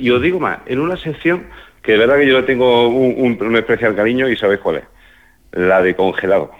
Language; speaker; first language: Spanish; native; Spanish